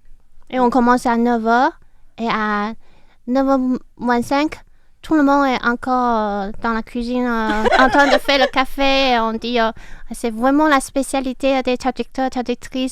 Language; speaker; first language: French; non-native, fluent; Chinese